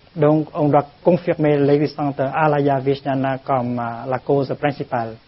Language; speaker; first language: French; non-native, fluent; Vietnamese